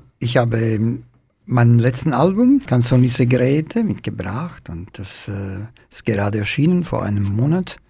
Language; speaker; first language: German; non-native, fluent; Italian